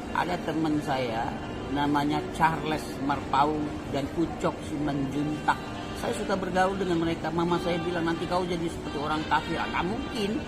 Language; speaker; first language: Indonesian; non-native, local second language; Achinese